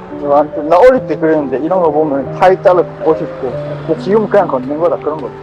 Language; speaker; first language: Korean; native; Korean